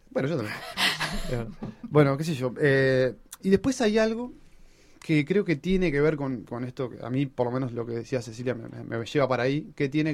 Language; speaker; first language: Spanish; native; Spanish